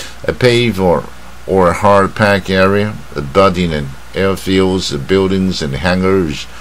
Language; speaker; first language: English; non-native, fluent; Chinese